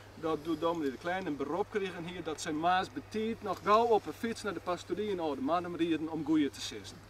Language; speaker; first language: Dutch; non-native, local second language; Western Frisian